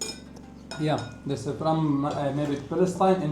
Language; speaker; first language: English; non-native, learner; Arabic